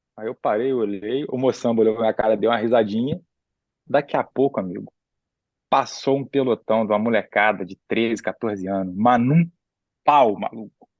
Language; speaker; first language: Portuguese; native; Portuguese